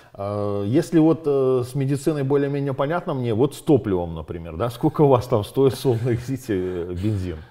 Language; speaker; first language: Russian; native; Russian